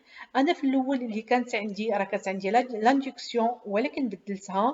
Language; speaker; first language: Arabic; native; Arabic